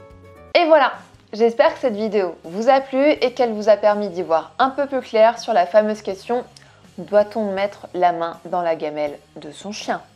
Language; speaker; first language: French; native; French